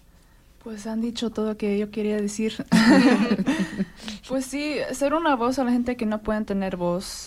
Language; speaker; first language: Spanish; early bilingual, heritage; Spanish